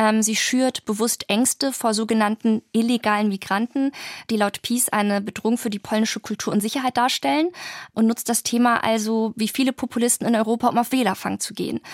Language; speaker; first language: German; early bilingual, other home language; Polish